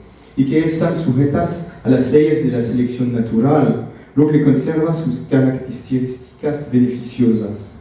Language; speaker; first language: Spanish; non-native, fluent; French